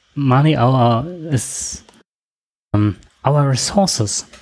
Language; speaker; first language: English; non-native, learner; German